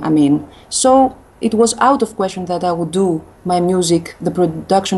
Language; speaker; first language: English; non-native, fluent; Greek